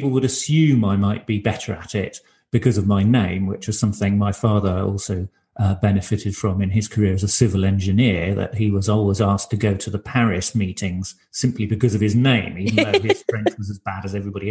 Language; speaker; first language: English; native; English